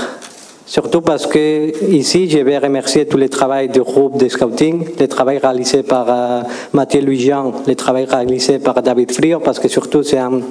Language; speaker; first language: French; non-native, fluent; Spanish